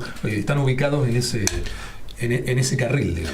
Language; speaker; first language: Spanish; native; Spanish